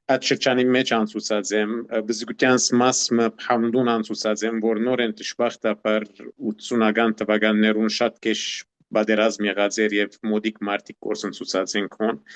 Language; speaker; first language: Armenian; native; Armenian